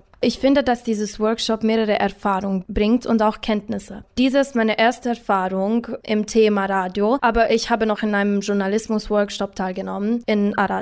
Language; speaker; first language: German; non-native, fluent; Romanian